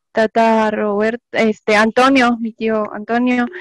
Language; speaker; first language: Spanish; native; Spanish